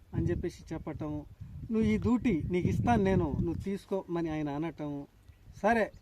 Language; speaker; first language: Telugu; non-native, local second language; Lambadi